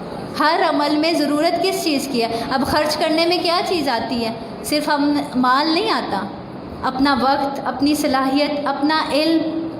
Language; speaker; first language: Urdu; native; Urdu